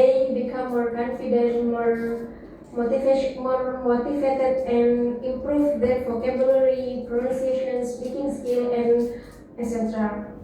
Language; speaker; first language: English; non-native, fluent; Indonesian